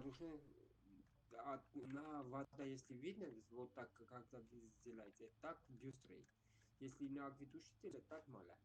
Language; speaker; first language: Russian; non-native, learner; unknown